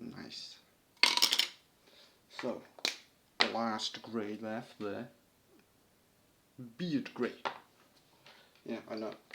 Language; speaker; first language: English; native; English